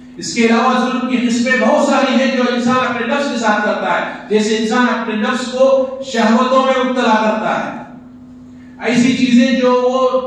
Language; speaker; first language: Urdu; native; Urdu